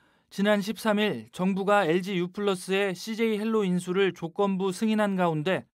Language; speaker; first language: Korean; native; Korean